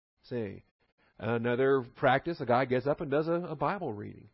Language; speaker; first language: English; native; English